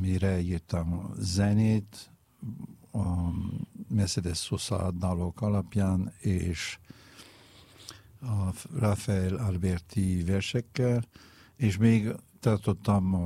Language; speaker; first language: Hungarian; non-native, fluent; French